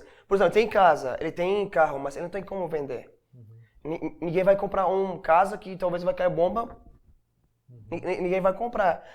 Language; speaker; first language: Portuguese; non-native, learner; Arabic